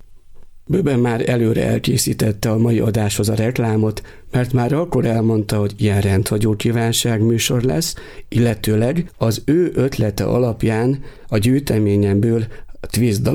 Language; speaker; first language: Hungarian; native; Hungarian